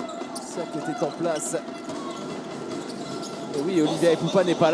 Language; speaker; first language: French; native; French